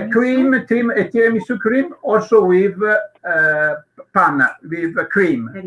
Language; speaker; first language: English; non-native, learner; Italian